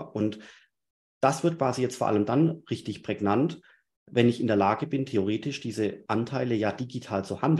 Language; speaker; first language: German; native; German